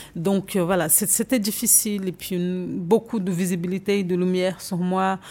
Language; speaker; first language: French; non-native, fluent; Portuguese